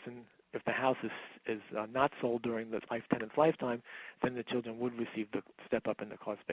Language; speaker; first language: English; native; English